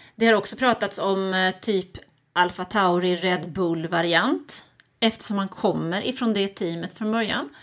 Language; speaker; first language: Swedish; early bilingual, other home language; German